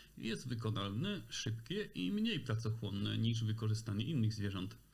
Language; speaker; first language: Polish; native; Polish